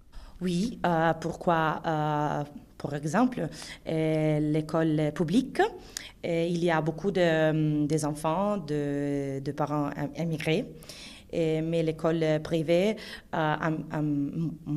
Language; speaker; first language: French; non-native, fluent; Italian